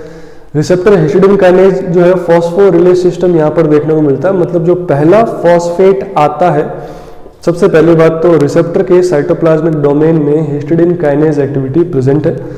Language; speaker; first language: Hindi; native; Hindi